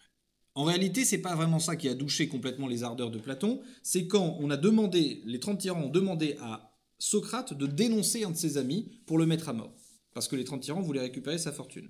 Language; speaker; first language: French; native; French